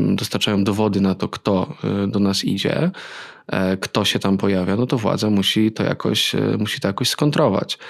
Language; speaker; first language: Polish; native; Polish